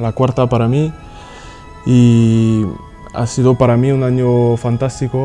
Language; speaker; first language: Spanish; non-native, fluent; French